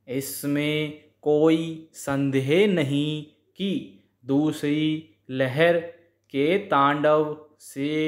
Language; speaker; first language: Hindi; native; Hindi